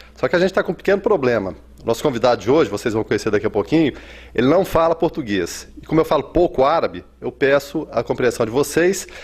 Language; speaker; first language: Portuguese; native; Portuguese